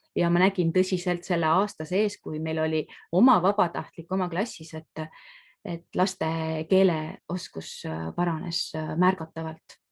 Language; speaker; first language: Estonian; native; Estonian